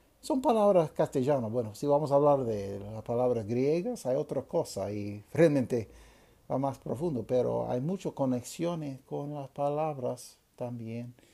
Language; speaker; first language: Spanish; non-native, fluent; English